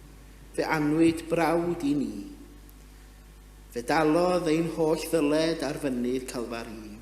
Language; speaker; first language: Welsh; native; Welsh